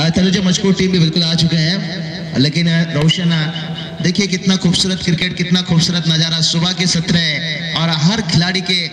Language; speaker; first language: Hindi; non-native, local second language; Marathi